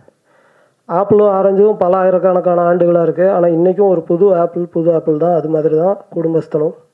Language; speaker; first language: Tamil; native; Tamil